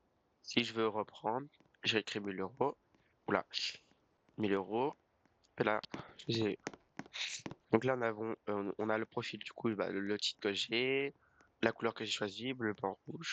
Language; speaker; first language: French; native; French